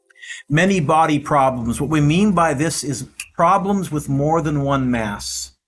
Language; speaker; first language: English; native; English